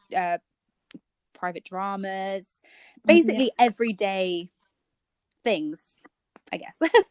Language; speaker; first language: English; native; English